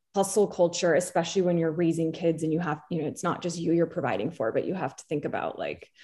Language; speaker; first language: English; native; English